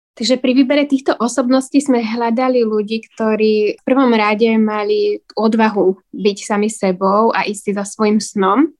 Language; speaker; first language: Slovak; native; Slovak